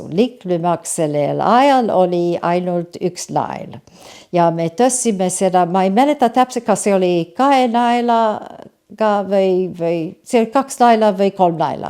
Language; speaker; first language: Estonian; early bilingual, heritage; Estonian